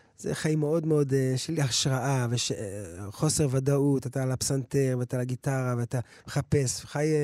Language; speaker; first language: Hebrew; early bilingual, other home language; English